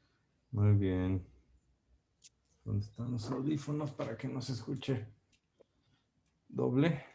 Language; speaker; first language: Spanish; native; Spanish